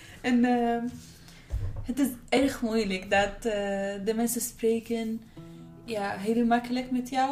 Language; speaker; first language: Dutch; non-native, learner; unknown